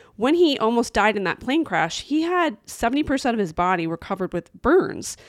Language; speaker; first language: English; native; English